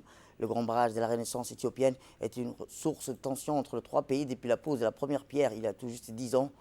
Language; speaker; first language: French; native; French